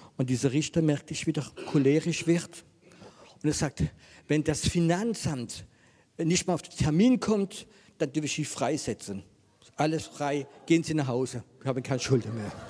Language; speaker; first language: German; non-native, fluent; French